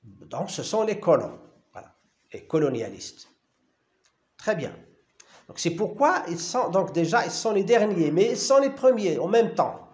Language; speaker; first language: French; non-native, local second language; Arabic